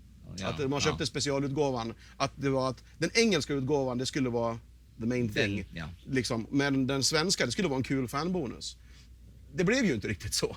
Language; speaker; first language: Swedish; native; Swedish